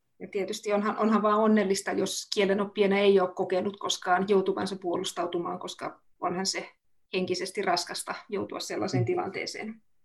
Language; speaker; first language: Finnish; native; Finnish